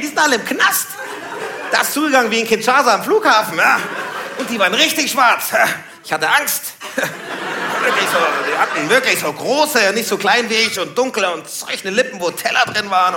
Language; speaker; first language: German; native; German